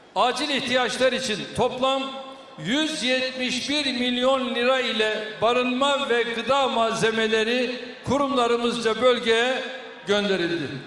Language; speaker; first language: Turkish; native; Turkish